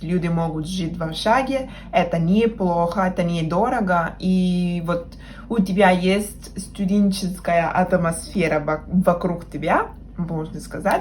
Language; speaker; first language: Russian; non-native, fluent; Spanish